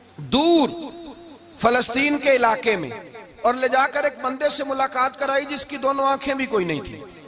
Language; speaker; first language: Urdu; non-native, local second language; Punjabi